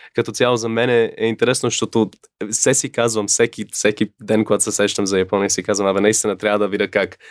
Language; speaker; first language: Bulgarian; early bilingual, other home language; English